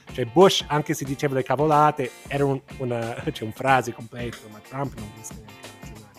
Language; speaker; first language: Italian; early bilingual, heritage; English